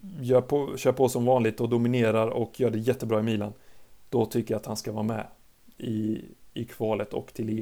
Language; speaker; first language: Swedish; native; Swedish